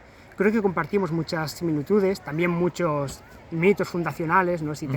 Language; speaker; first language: Spanish; native; Spanish